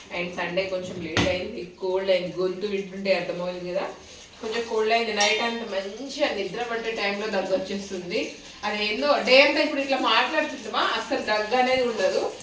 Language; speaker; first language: Telugu; native; Telugu